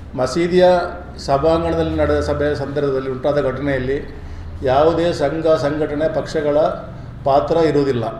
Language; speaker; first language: Kannada; non-native, local second language; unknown